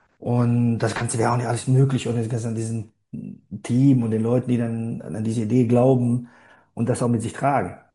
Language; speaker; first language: German; non-native, fluent; Bosnian